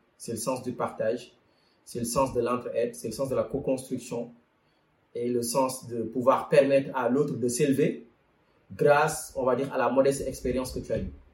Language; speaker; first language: French; non-native, local second language; Wolof